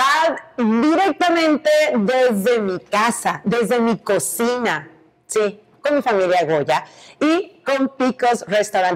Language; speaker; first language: Spanish; native; Spanish